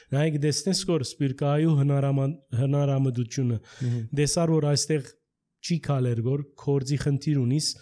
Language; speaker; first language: Armenian; early bilingual, heritage; Armenian